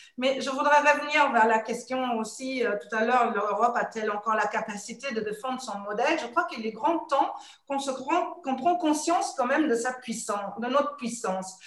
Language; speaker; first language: French; non-native, fluent; German